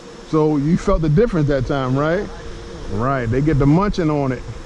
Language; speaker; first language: English; native; English